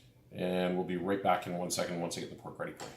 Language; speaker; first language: English; native; English